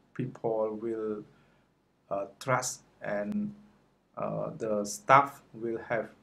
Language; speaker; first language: English; non-native, fluent; Khmer